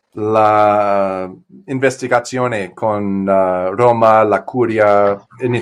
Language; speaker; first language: Italian; non-native, learner; English